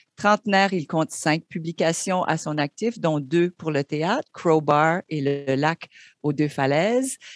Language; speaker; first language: French; native; French